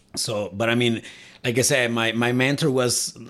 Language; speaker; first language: English; non-native, fluent; Spanish